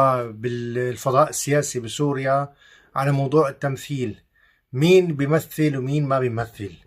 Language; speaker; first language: Arabic; native; Arabic